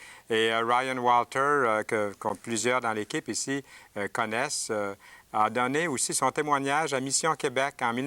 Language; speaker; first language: French; native; French